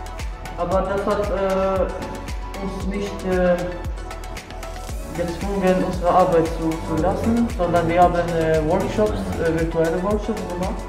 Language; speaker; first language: German; non-native, fluent; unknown